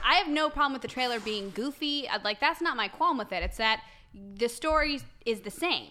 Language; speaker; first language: English; native; English